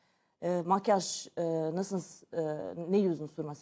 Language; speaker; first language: Turkish; non-native, learner; Serbian